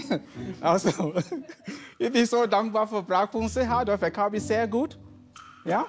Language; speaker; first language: German; non-native, learner; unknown